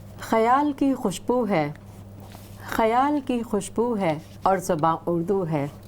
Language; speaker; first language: Urdu; native; Urdu